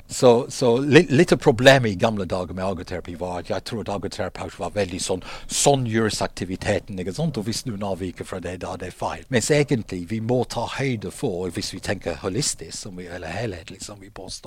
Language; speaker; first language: Norwegian; non-native, fluent; English